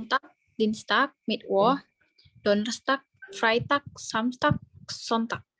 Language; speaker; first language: German; non-native, learner; Indonesian